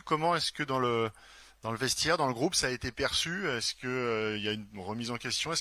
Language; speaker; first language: French; native; French